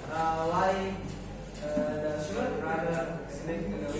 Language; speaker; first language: English; non-native, local second language; Indonesian